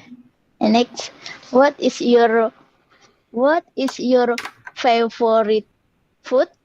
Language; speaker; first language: English; non-native, learner; Indonesian